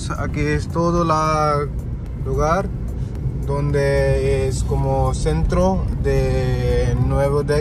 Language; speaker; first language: Spanish; non-native, learner; Hindi